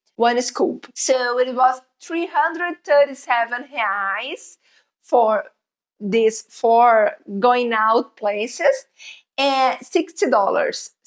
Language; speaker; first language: English; non-native, fluent; Portuguese